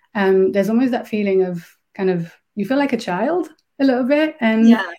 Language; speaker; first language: English; non-native, fluent; French